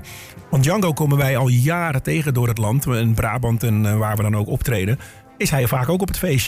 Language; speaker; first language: Dutch; native; Dutch